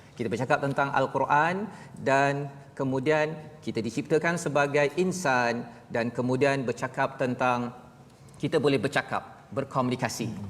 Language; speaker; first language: Malay; native; Malay